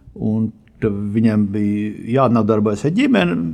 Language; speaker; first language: Latvian; native; Latvian